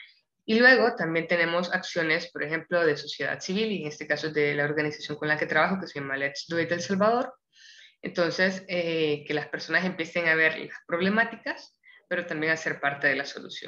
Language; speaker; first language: Spanish; native; Spanish